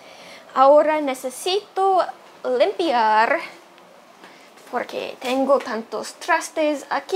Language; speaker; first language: Spanish; non-native, fluent; English